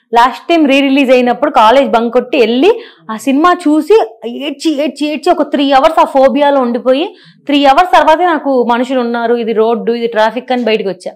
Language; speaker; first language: Telugu; native; Telugu